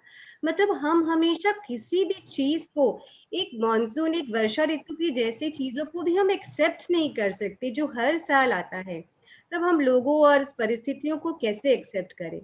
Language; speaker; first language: Hindi; native; Hindi